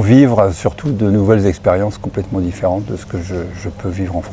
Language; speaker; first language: French; native; French